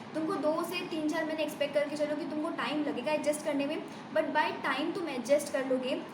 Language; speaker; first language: Hindi; native; Hindi